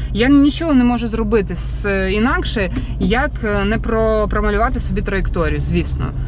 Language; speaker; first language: Ukrainian; non-native, local second language; Russian